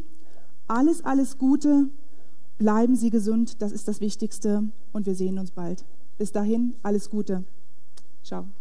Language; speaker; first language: German; native; German